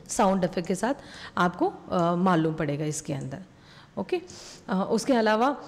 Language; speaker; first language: Hindi; non-native, local second language; Malayalam